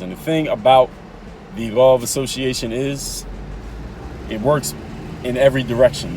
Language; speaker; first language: English; native; English